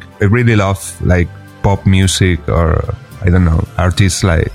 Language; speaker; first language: English; non-native, fluent; Spanish